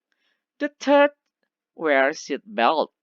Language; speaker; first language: English; non-native, learner; Indonesian